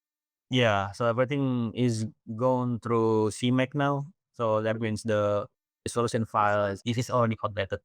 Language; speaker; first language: English; non-native, fluent; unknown